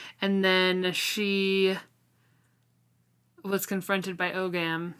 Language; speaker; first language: English; native; English